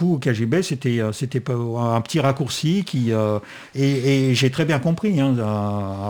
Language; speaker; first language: French; non-native, fluent; Russian